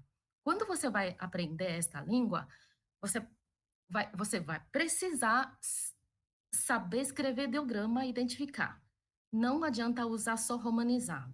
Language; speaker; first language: Portuguese; early bilingual, other home language; Chinese